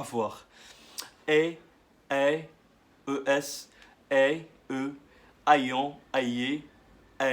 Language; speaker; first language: French; non-native, learner; Arabic